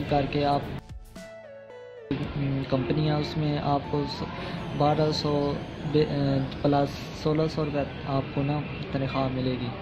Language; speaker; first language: Urdu; non-native, local second language; Punjabi